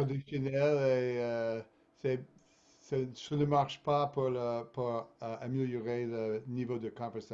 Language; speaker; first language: French; non-native, fluent; English